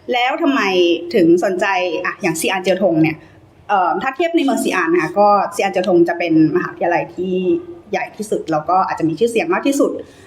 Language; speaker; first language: Thai; native; Thai